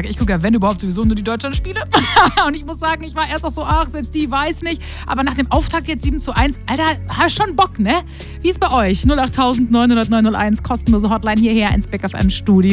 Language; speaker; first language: German; native; German